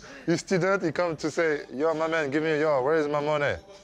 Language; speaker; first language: English; non-native, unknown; French